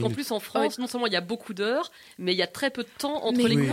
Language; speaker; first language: French; native; French